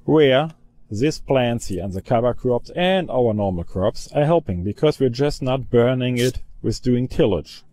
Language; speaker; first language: English; non-native, fluent; German